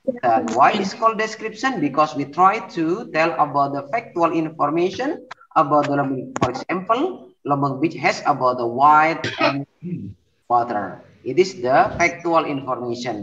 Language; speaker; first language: English; non-native, learner; Indonesian